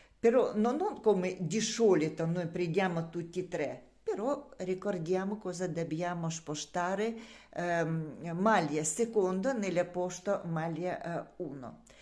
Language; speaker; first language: Italian; non-native, learner; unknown